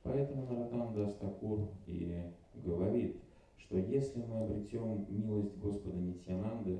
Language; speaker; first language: Russian; native; Russian